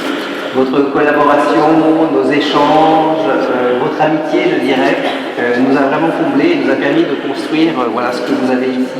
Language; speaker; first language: French; native; French